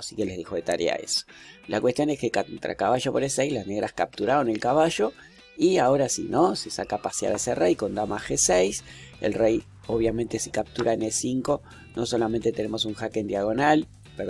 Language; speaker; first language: Spanish; native; Spanish